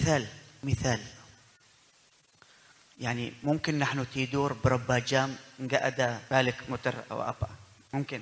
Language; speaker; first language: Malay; non-native, learner; Arabic